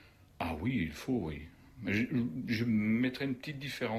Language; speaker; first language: French; native; French